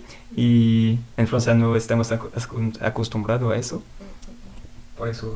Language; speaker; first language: Spanish; non-native, learner; French